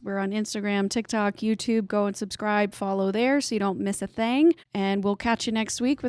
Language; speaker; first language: English; native; English